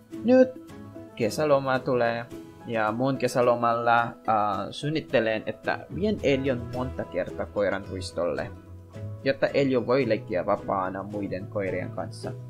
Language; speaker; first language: Finnish; non-native, learner; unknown